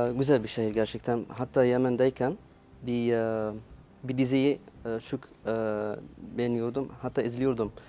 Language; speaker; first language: Turkish; non-native, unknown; Arabic